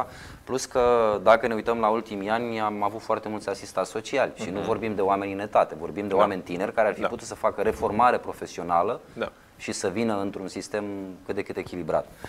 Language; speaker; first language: Romanian; native; Romanian